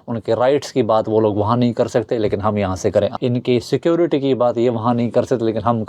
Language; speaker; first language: Hindi; native; Hindi